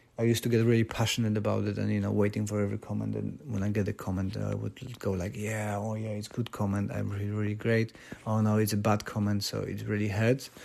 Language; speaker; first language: English; non-native, fluent; Polish